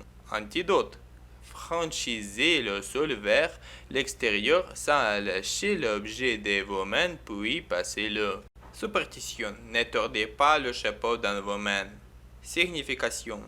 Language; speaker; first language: French; non-native, learner; Ukrainian